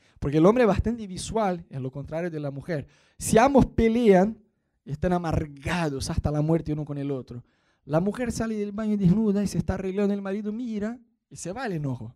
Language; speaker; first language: Spanish; non-native, fluent; Portuguese